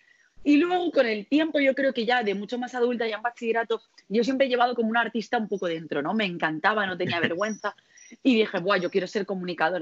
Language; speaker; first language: Spanish; native; Spanish